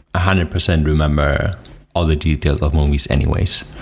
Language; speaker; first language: English; non-native, fluent; German